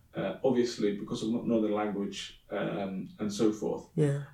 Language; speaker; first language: English; early bilingual, other home language; Somali